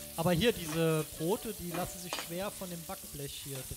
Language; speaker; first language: German; native; German